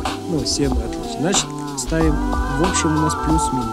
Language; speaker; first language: Russian; native; Russian